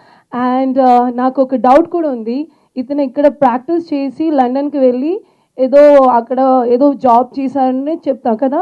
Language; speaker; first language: Telugu; non-native, fluent; Malayalam